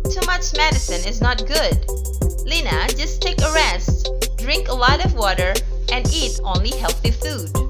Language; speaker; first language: English; non-native, fluent; Indonesian